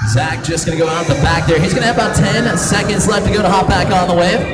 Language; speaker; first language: English; native; English